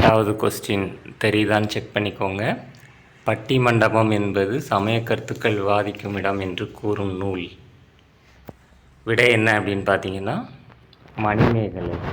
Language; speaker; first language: Tamil; native; Tamil